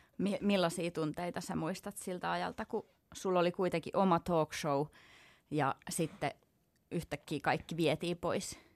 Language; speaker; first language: Finnish; native; Finnish